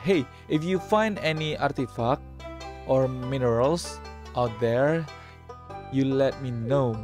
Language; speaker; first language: English; non-native, fluent; Indonesian